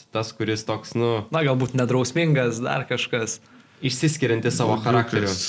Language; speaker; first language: Lithuanian; native; Lithuanian